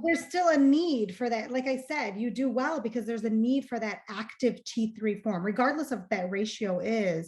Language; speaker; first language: English; native; English